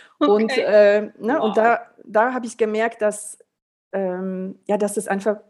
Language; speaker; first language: German; early bilingual, other home language; Polish